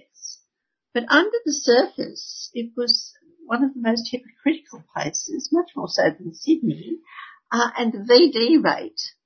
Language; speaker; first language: English; native; English